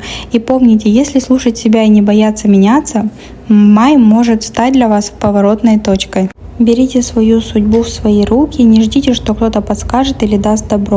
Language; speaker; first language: Russian; native; Russian